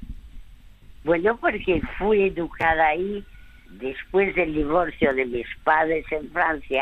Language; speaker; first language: Spanish; early bilingual, other home language; French